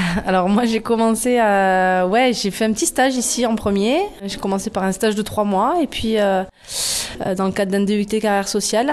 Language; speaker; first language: French; native; French